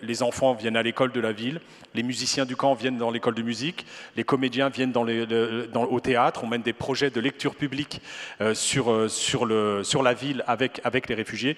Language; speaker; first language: French; native; French